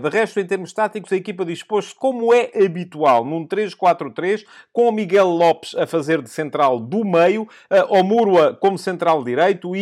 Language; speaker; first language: Portuguese; native; Portuguese